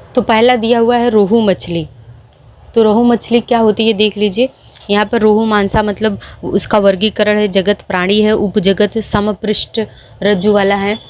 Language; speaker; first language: Hindi; native; Hindi